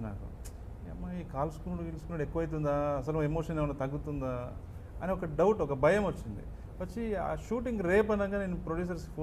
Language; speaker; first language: Telugu; native; Telugu